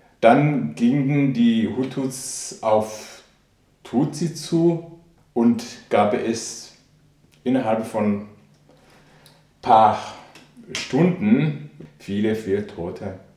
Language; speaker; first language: German; non-native, fluent; Rundi